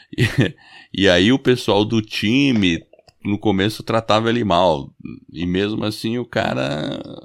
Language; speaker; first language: Portuguese; non-native, fluent; English